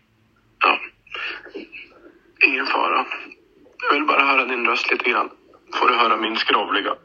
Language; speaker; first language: Swedish; native; Swedish